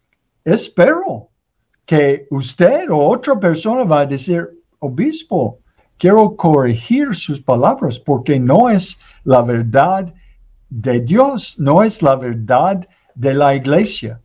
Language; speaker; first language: Spanish; non-native, learner; English